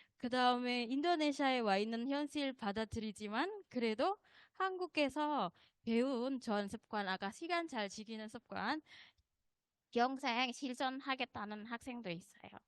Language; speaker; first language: Korean; non-native, fluent; Indonesian